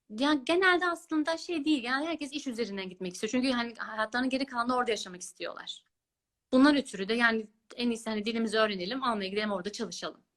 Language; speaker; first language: Turkish; early bilingual, heritage; Turkish